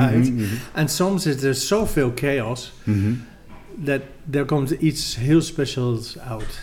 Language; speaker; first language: Dutch; non-native, fluent; English